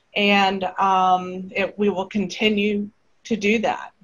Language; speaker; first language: English; native; English